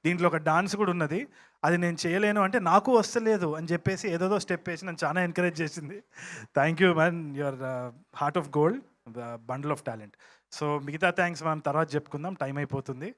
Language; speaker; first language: Telugu; native; Telugu